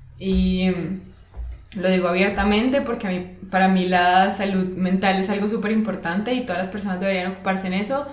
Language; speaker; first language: Spanish; native; Spanish